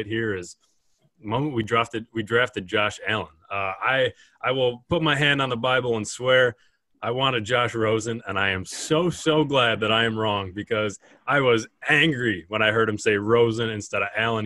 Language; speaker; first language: English; native; English